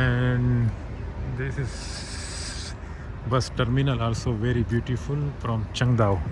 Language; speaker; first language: English; non-native, learner; Urdu